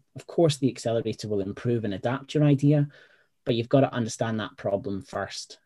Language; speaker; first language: English; native; English